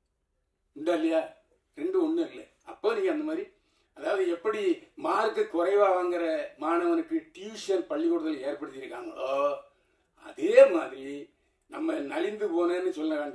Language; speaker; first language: Tamil; native; Tamil